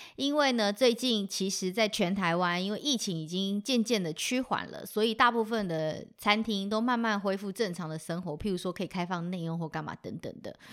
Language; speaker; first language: Chinese; native; Chinese